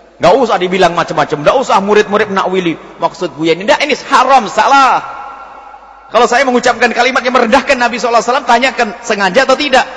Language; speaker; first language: Indonesian; non-native, local second language; Javanese